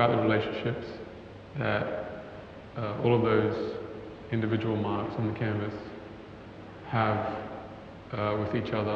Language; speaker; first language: English; native; English